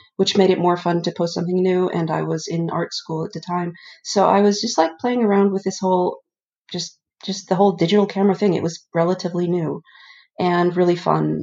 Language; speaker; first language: English; early bilingual, other home language; Icelandic